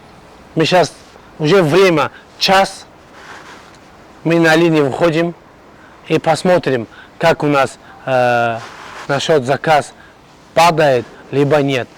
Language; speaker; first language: Russian; non-native, fluent; Tajik